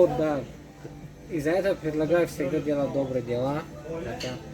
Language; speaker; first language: Russian; non-native, learner; Tajik